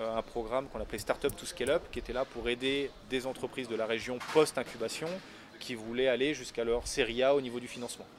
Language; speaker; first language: French; native; French